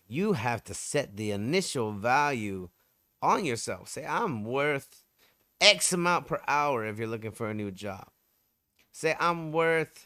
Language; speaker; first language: English; native; English